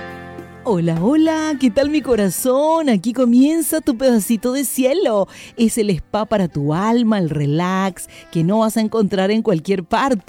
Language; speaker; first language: Spanish; native; Spanish